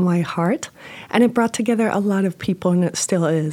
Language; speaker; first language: English; native; English